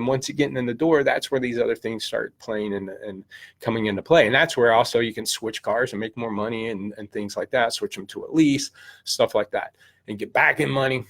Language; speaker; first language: English; native; English